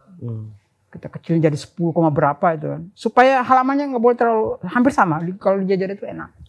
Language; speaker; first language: Indonesian; native; Indonesian